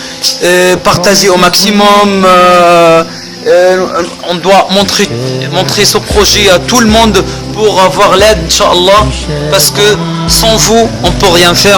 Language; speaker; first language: French; non-native, fluent; Arabic